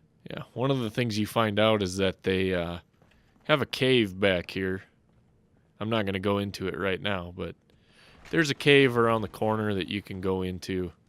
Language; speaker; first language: English; native; English